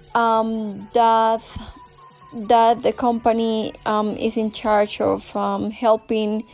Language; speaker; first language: English; non-native, fluent; Spanish